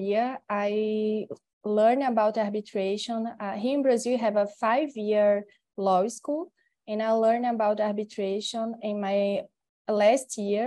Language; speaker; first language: English; non-native, learner; Portuguese